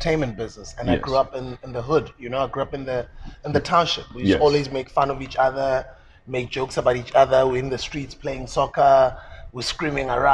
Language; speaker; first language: English; non-native, local second language; Zulu